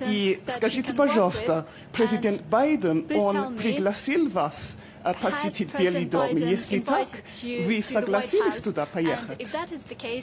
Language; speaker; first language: Russian; non-native, fluent; English